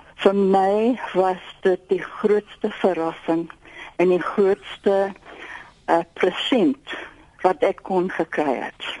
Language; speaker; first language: Afrikaans; non-native, local second language; English